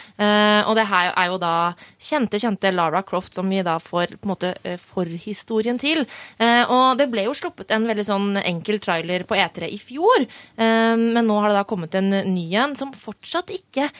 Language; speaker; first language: Norwegian; native; Norwegian